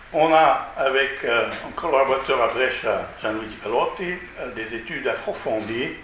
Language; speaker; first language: French; non-native, fluent; Italian